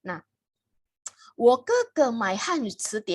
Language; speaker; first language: Chinese; non-native, fluent; Indonesian